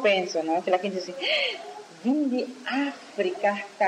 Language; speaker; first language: Spanish; non-native, fluent; Portuguese